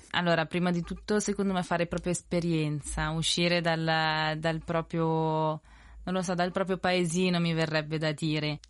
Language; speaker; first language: Italian; early bilingual, other home language; Spanish